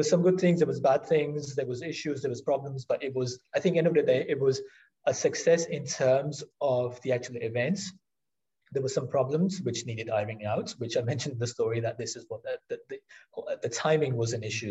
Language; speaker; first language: English; non-native, local second language; Urdu